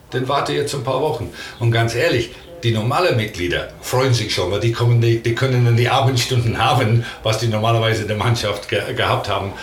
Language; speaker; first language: German; non-native, learner; English